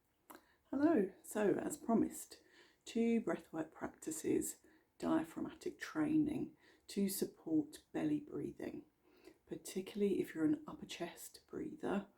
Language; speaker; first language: English; native; English